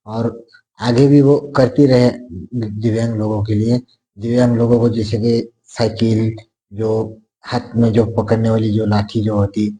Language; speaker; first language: Hindi; non-native, local second language; Marathi